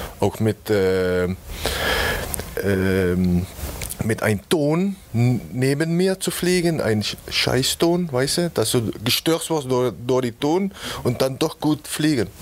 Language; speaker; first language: German; non-native, learner; Dutch